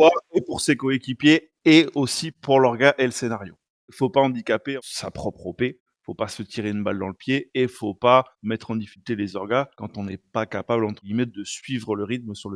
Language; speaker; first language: French; native; French